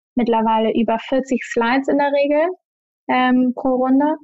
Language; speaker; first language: German; native; German